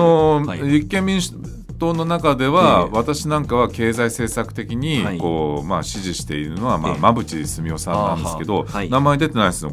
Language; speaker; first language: Japanese; native; Japanese